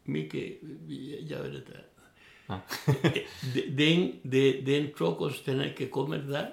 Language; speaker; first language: Swedish; non-native, learner; Spanish